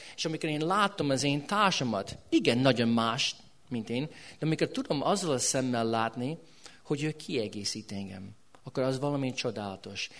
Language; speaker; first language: Hungarian; non-native, fluent; English